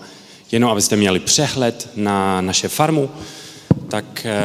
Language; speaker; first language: Czech; early bilingual, heritage; Czech